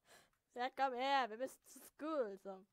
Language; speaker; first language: German; native; German